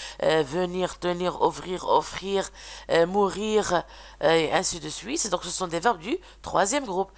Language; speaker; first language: French; non-native, local second language; Arabic